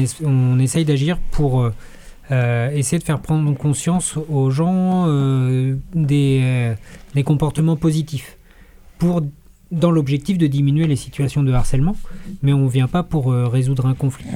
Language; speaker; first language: French; native; French